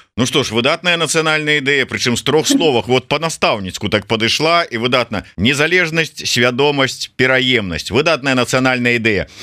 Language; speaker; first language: Belarusian; native; Belarusian